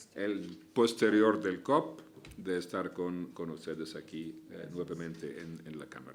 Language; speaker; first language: Spanish; non-native, fluent; Arabic